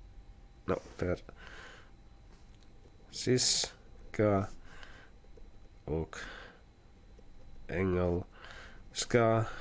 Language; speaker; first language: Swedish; non-native, learner; English